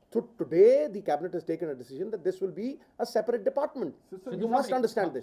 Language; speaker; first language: English; non-native, local second language; Punjabi